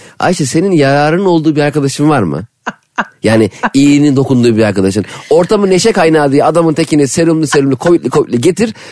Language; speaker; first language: Turkish; native; Turkish